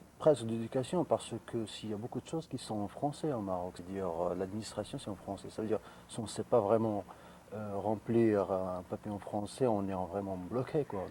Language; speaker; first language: French; non-native, local second language; Arabic